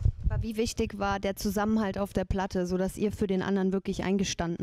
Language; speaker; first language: German; native; German